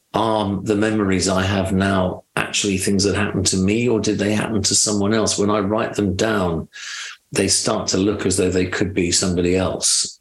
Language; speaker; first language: English; native; English